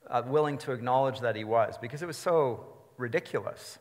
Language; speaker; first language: English; native; English